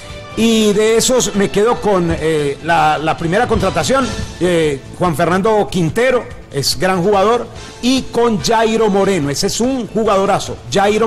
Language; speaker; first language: Spanish; native; Spanish